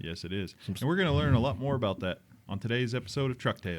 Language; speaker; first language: English; native; English